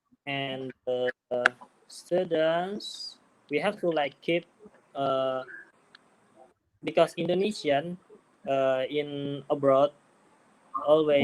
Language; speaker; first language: English; non-native, learner; Indonesian